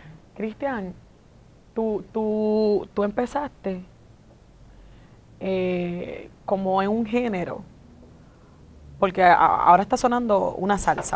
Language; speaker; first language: Spanish; native; Spanish